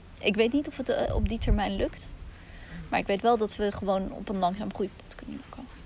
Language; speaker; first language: Dutch; early bilingual, other home language; Russian